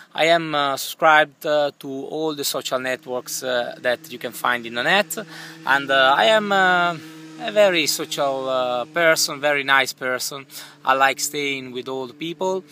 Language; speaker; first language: English; non-native, learner; Italian